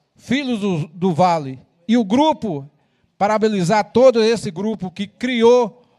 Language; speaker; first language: Portuguese; native; Portuguese